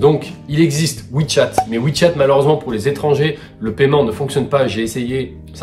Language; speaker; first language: French; native; French